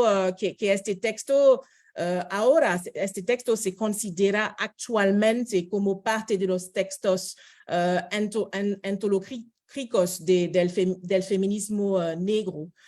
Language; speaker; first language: Spanish; non-native, fluent; French